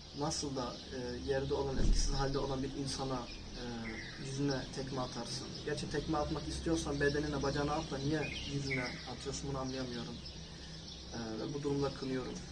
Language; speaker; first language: Turkish; early bilingual, heritage; Turkish